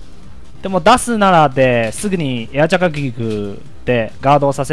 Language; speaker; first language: Japanese; non-native, learner; Chinese